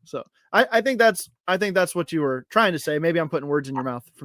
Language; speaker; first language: English; native; English